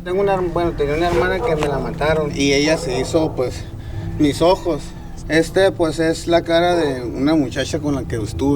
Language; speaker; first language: Spanish; native; Spanish